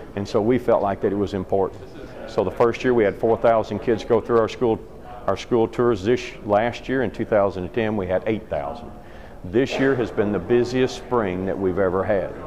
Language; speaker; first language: English; native; English